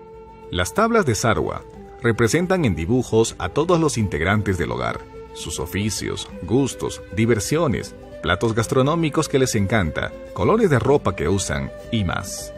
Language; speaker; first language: Spanish; native; Spanish